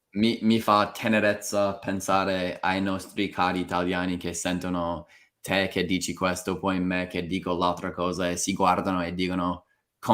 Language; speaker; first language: Italian; non-native, fluent; English